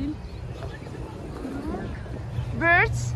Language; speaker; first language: English; non-native, learner; Russian